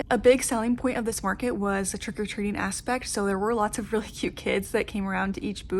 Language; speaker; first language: English; native; English